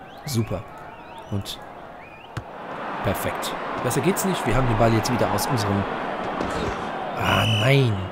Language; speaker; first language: German; native; German